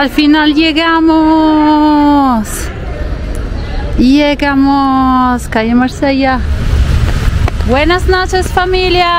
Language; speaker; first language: Spanish; non-native, fluent; Italian